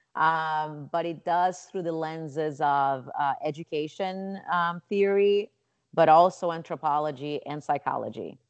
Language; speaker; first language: English; non-native, fluent; Portuguese